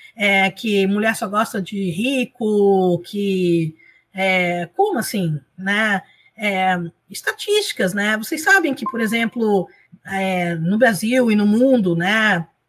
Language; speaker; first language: Portuguese; early bilingual, other home language; Spanish